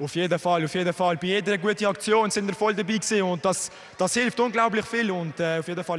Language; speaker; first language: German; native; German